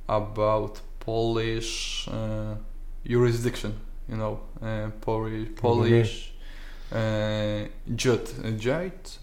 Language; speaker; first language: English; non-native, learner; Polish